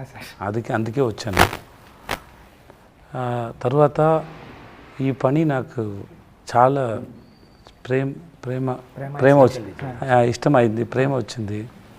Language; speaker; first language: Telugu; non-native, learner; Tamil